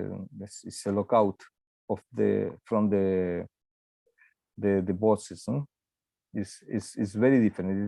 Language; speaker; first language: English; non-native, learner; Spanish